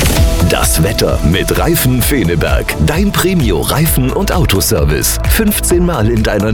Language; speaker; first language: German; native; German